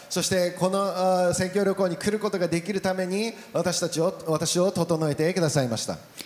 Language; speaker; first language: Japanese; native; Japanese